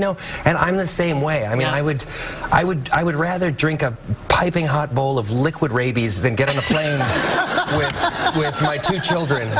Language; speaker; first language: English; native; English